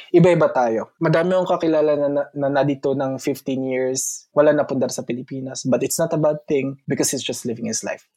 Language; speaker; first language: English; non-native, local second language; Filipino